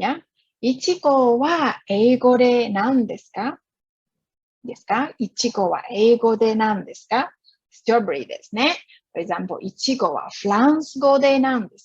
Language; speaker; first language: Japanese; non-native, fluent; Chinese